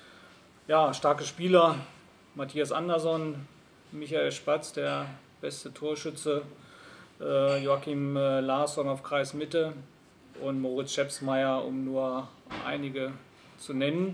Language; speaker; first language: German; native; German